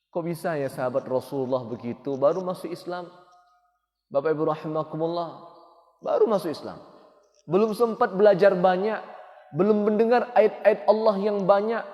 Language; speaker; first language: Malay; native; Malay